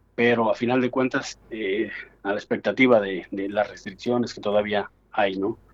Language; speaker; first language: Spanish; native; Spanish